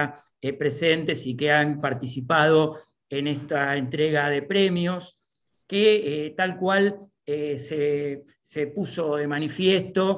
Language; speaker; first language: Spanish; native; Spanish